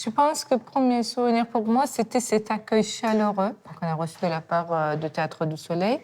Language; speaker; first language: French; non-native, fluent; Persian